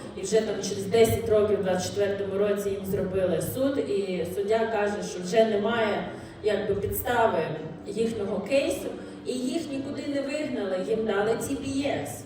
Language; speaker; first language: Ukrainian; non-native, local second language; Russian